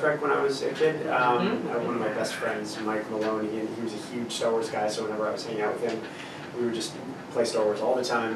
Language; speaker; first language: English; native; English